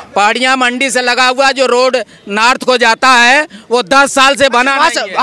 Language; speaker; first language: Hindi; native; Hindi